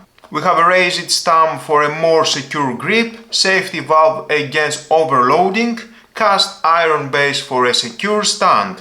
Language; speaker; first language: English; non-native, fluent; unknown